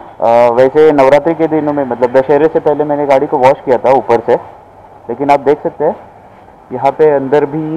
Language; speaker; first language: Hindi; non-native, local second language; Marathi